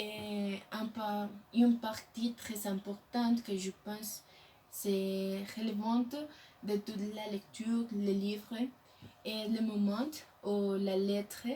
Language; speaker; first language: French; non-native, learner; Spanish